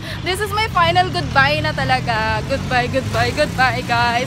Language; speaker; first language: English; non-native, local second language; Filipino